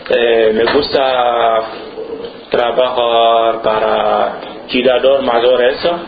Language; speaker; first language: Spanish; non-native, learner; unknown